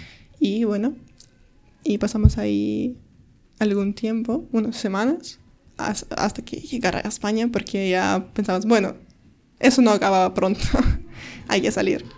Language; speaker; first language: Spanish; non-native, learner; Ukrainian